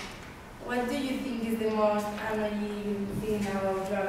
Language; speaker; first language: English; non-native, learner; Spanish